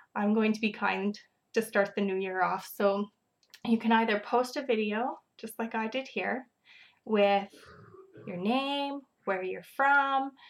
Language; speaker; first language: English; native; English